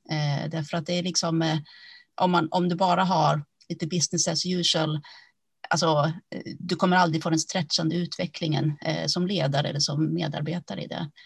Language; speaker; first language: Swedish; early bilingual, other home language; Finnish